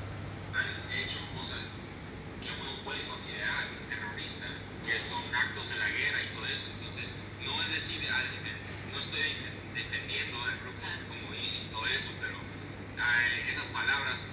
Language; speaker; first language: Spanish; non-native, fluent; English